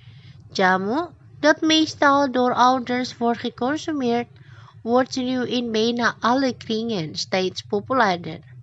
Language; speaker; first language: Dutch; non-native, fluent; Indonesian